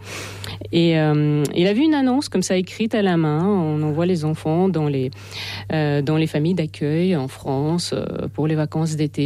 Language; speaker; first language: French; non-native, fluent; Russian